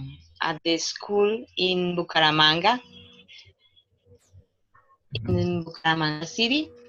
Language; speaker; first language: English; non-native, learner; Spanish